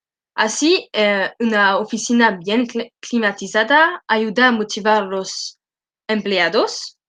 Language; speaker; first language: Spanish; non-native, learner; French